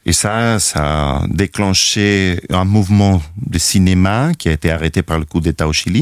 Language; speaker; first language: French; non-native, fluent; Spanish